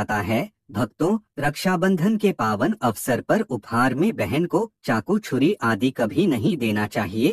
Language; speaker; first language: Hindi; native; Hindi